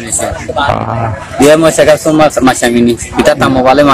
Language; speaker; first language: Indonesian; non-native, learner; Rohingya